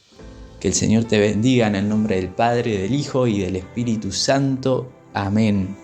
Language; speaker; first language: Spanish; native; Spanish